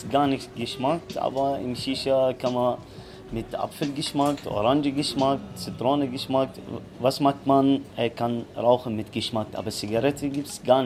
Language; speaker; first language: German; non-native, learner; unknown